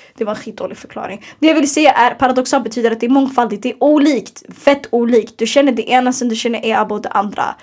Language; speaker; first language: Swedish; early bilingual, other home language; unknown